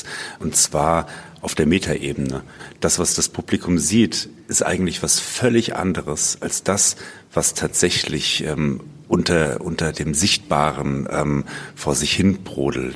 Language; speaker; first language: German; native; German